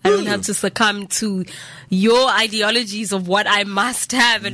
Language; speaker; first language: English; non-native, local second language; Zulu